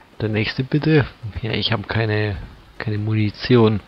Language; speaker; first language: German; native; German